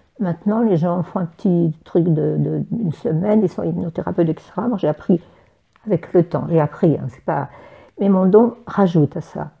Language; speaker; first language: French; native; French